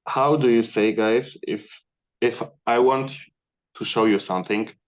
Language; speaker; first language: English; non-native, fluent; Polish